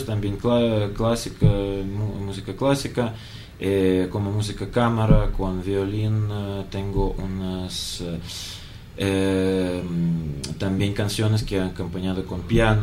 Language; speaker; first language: Spanish; non-native, learner; Russian